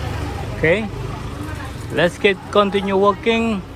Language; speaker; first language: English; non-native, learner; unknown